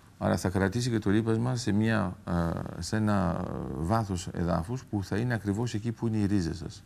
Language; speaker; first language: Greek; early bilingual, heritage; Greek